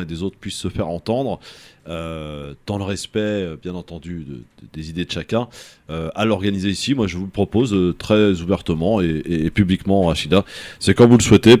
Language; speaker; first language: French; native; French